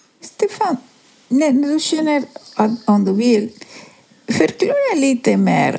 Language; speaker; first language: Swedish; non-native, fluent; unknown